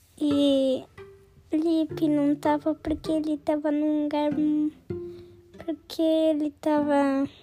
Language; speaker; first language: Portuguese; early bilingual, heritage; Portuguese